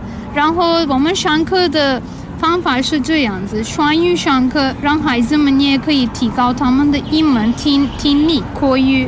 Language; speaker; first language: Chinese; non-native, fluent; Dutch